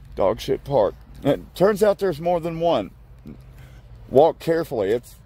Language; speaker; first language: English; native; English